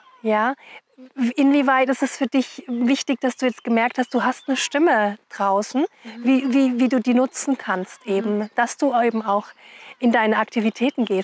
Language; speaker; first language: German; native; German